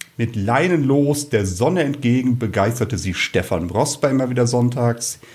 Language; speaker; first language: German; native; German